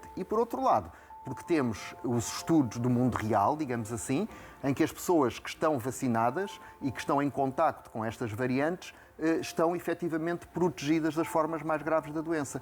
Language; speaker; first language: Portuguese; native; Portuguese